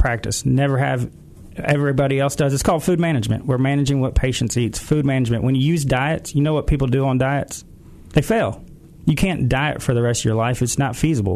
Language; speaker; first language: English; native; English